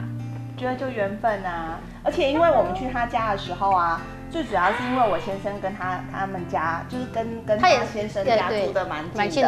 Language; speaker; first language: Chinese; native; Chinese